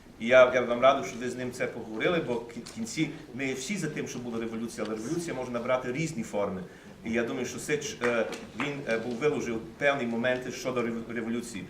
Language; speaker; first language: Ukrainian; early bilingual, heritage; Ukrainian